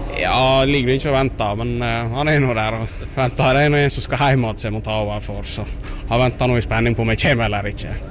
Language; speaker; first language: Norwegian; native; Norwegian